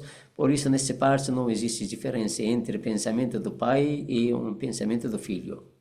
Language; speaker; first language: Portuguese; non-native, fluent; Persian